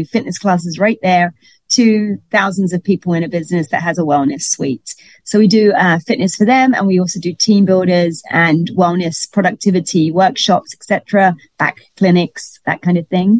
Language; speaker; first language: English; native; English